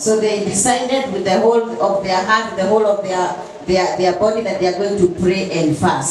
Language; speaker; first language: English; non-native, fluent; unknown